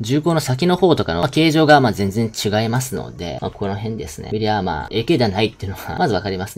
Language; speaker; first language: Japanese; native; Japanese